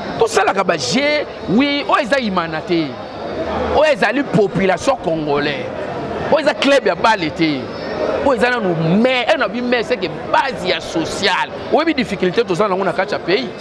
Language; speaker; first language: Lingala; native; Lingala